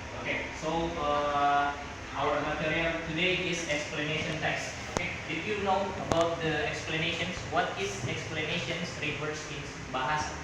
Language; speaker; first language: English; non-native, learner; Indonesian